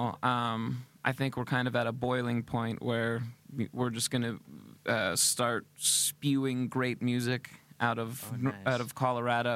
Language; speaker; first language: English; native; English